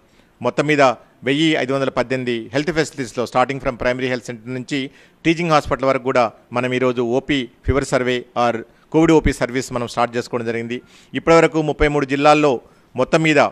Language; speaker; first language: Telugu; native; Telugu